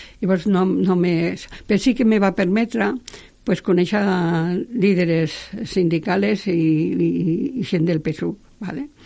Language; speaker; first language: Catalan; non-native, local second language; Spanish